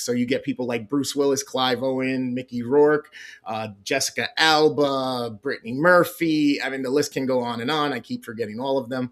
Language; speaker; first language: English; native; English